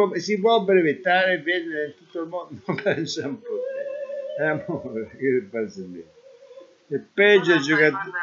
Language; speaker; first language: Italian; native; Italian